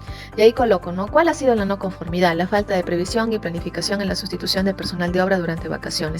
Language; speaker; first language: Spanish; native; Spanish